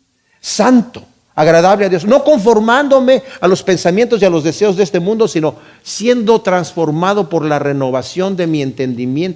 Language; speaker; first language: Spanish; native; Spanish